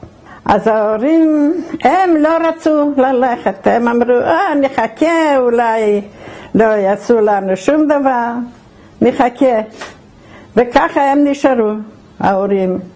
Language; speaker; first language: Hebrew; non-native, fluent; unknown